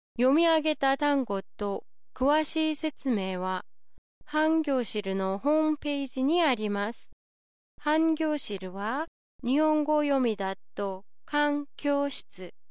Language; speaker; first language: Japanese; non-native, fluent; Korean